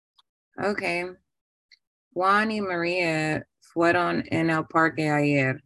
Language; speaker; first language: Spanish; non-native, learner; English